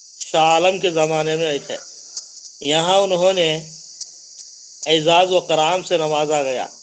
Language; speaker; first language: Urdu; native; Urdu